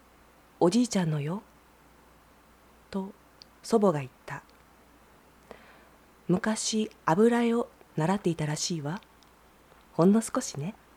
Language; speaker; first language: Japanese; native; Japanese